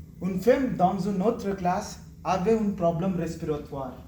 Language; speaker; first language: French; non-native, learner; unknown